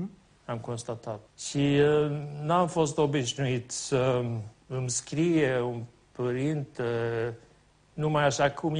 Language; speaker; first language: Romanian; non-native, fluent; Swedish